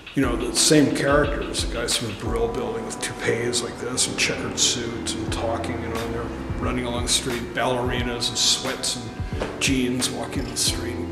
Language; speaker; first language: English; native; English